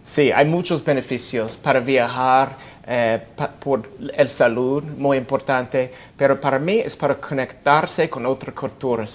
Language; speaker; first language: Spanish; non-native, fluent; English